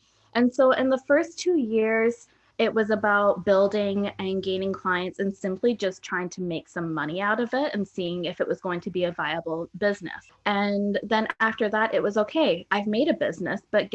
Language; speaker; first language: English; native; English